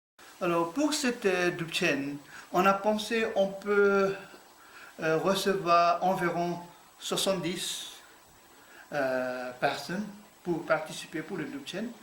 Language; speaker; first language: French; non-native, learner; Tibetan